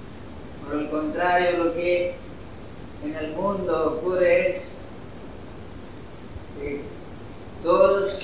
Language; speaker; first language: Spanish; non-native, fluent; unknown